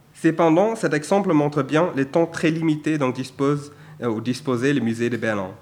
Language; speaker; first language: French; non-native, fluent; German